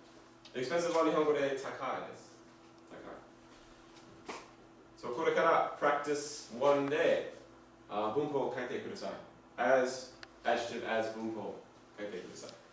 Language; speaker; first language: Japanese; non-native, learner; English